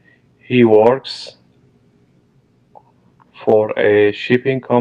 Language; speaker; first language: English; non-native, learner; Arabic